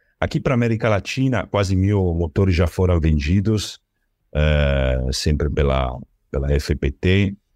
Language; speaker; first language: Portuguese; non-native, fluent; Italian